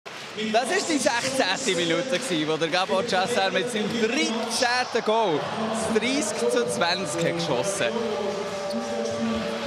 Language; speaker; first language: German; native; German